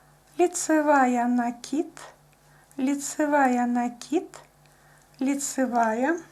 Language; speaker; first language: Russian; native; Russian